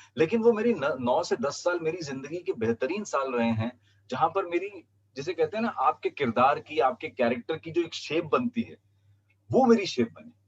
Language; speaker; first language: Hindi; non-native, local second language; Punjabi